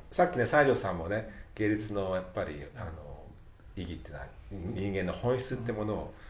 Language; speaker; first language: Japanese; native; Japanese